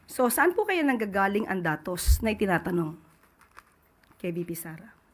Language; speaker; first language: Filipino; native; Filipino